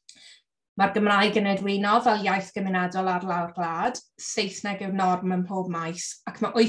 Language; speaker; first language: Welsh; native; Welsh